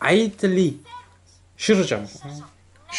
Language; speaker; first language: Arabic; non-native, learner; Korean